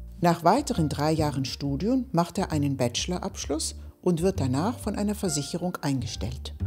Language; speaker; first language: German; non-native, fluent; Greek